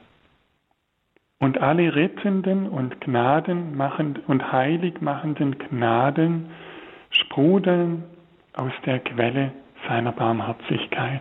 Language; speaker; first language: German; native; German